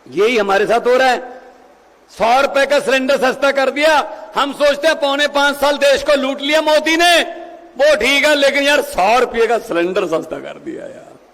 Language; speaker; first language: Hindi; non-native, local second language; Punjabi